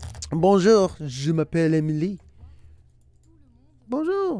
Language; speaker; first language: French; non-native, learner; English